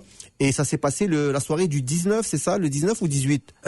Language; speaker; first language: French; native; French